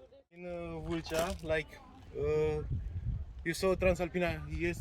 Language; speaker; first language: English; non-native, fluent; Romanian